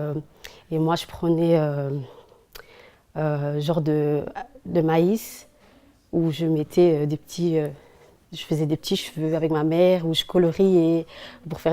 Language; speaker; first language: French; early bilingual, other home language; Somali